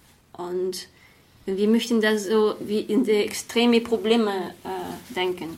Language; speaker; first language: German; non-native, fluent; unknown